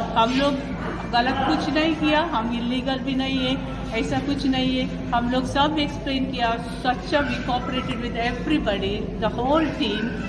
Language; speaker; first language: Hindi; non-native, local second language; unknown